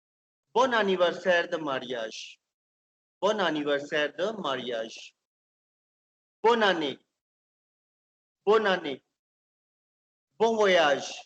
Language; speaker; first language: French; non-native, fluent; Hindi